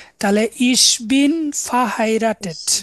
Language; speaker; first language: German; non-native, fluent; Bangla